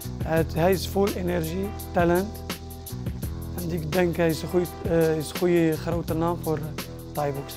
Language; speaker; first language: Dutch; non-native, fluent; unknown